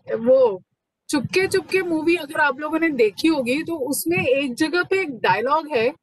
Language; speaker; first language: Hindi; non-native, local second language; Bhojpuri